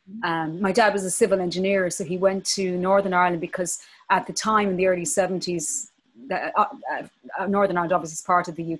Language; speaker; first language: English; native; English